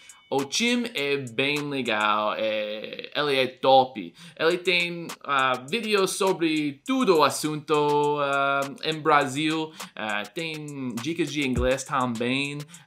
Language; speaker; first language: Portuguese; non-native, learner; English